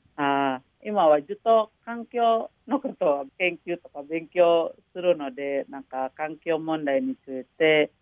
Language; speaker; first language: Japanese; non-native, fluent; Indonesian